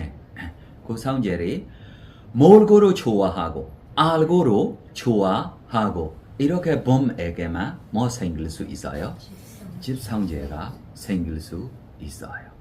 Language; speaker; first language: Korean; non-native, fluent; Burmese